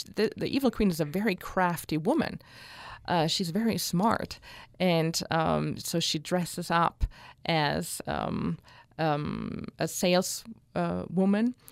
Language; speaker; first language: English; non-native, fluent; German